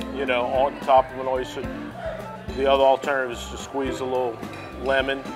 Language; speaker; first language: English; native; English